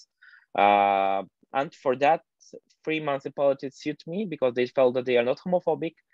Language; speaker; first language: English; non-native, fluent; Polish